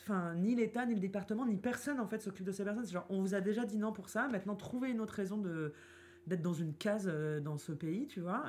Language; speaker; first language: French; native; French